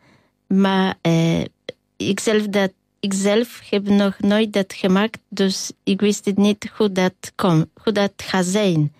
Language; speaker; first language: Dutch; non-native, learner; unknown